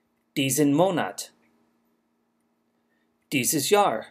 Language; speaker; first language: German; non-native, fluent; English